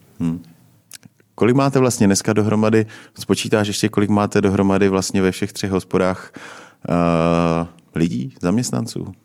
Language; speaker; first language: Czech; native; Czech